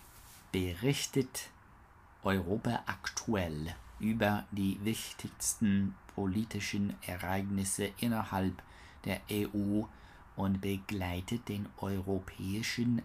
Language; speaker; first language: German; non-native, learner; English